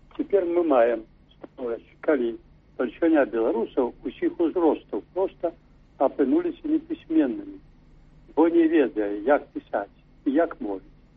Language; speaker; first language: Belarusian; native; Belarusian